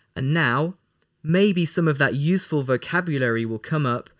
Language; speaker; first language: English; native; English